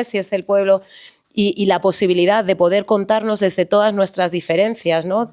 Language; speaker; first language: Spanish; native; Spanish